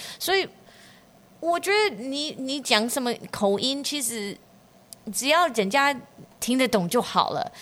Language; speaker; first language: Chinese; non-native, fluent; English